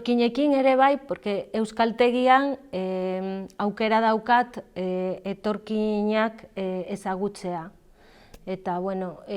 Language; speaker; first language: Basque; non-native, learner; Galician